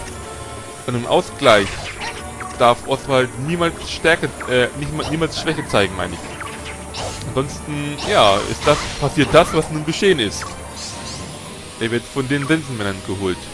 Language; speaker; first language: German; native; German